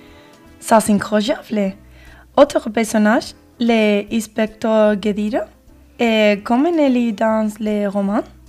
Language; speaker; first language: French; non-native, learner; Spanish